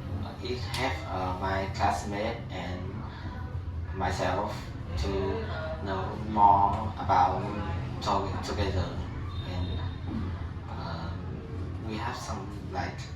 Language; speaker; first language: English; non-native, learner; Vietnamese